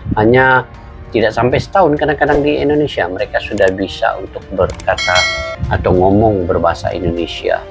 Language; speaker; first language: Malay; native; Malay